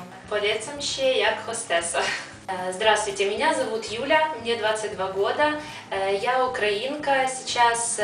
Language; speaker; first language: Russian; non-native, local second language; Ukrainian